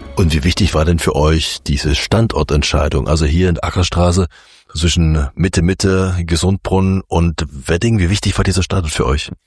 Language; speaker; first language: German; native; German